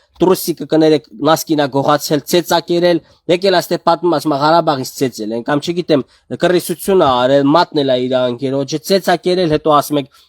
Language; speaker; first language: Armenian; native; Armenian